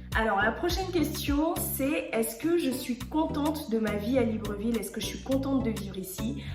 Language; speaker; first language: French; early bilingual, other home language; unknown